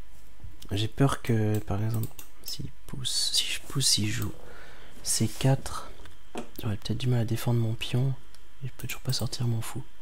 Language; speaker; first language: French; native; French